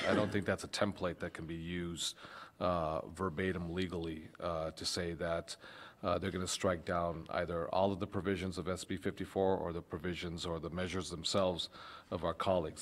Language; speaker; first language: English; early bilingual, other home language; Spanish